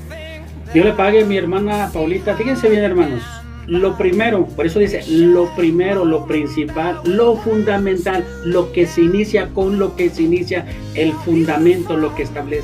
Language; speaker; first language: Spanish; native; Spanish